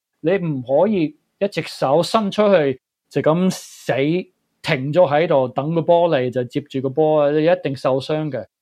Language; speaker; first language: Cantonese; early bilingual, heritage; Cantonese